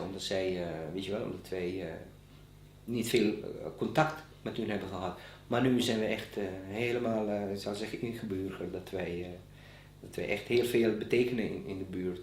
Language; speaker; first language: Dutch; non-native, fluent; Bosnian